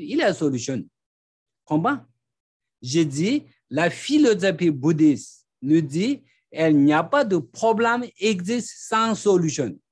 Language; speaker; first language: French; non-native, learner; Tibetan